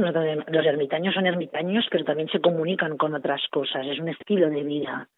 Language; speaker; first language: Spanish; non-native, local second language; Catalan